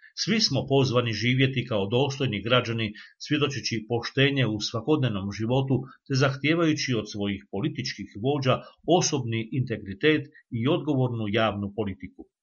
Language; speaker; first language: Croatian; native; Croatian